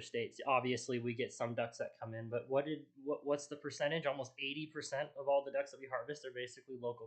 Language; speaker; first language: English; native; English